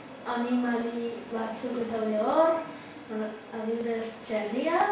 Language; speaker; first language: Basque; early bilingual, other home language; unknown